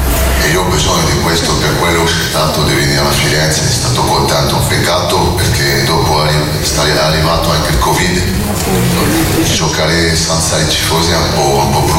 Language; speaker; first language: Italian; non-native, learner; French